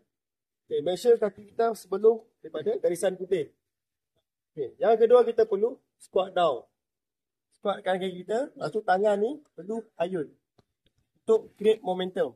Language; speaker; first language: Malay; native; Malay